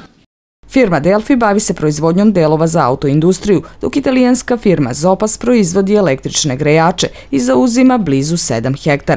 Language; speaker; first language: Serbian; native; Serbian